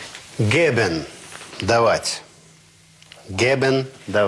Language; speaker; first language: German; non-native, fluent; Russian